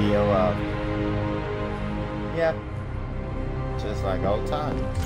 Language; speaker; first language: English; native; English